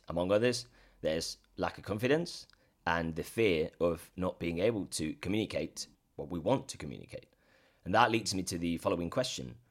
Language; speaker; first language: English; non-native, fluent; Spanish